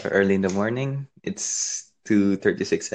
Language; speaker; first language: English; non-native, local second language; Filipino